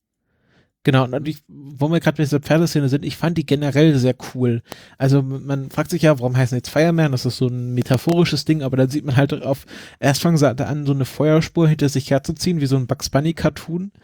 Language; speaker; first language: German; native; German